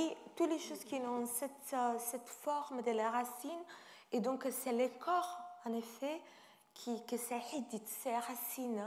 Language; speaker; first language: French; non-native, fluent; Italian